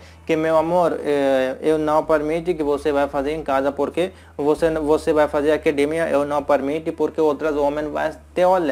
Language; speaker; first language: Portuguese; non-native, learner; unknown